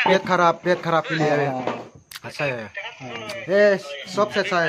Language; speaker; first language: Hindi; non-native, local second language; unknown